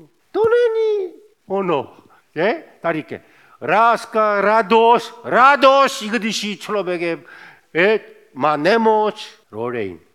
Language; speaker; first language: Czech; non-native, fluent; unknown